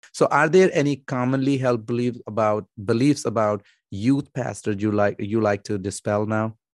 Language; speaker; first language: English; non-native, fluent; Urdu